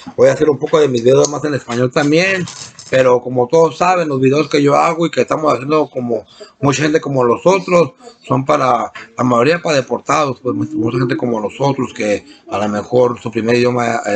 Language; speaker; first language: Spanish; early bilingual, other home language; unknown